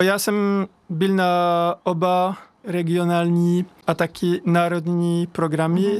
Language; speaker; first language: Czech; non-native, learner; French